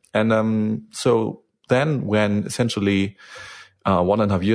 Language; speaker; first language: English; non-native, fluent; German